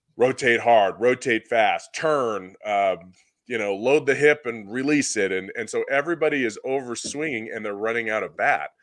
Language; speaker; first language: English; native; English